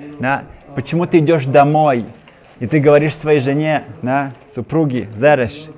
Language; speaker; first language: Russian; native; Russian